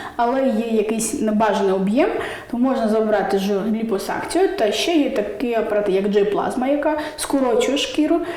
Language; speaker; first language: Ukrainian; non-native, local second language; Russian